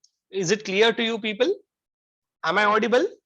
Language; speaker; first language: English; non-native, local second language; Kannada